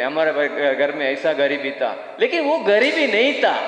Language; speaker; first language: Hindi; non-native, local second language; Kannada